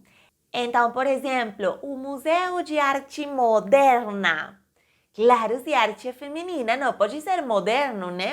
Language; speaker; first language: Portuguese; non-native, fluent; Spanish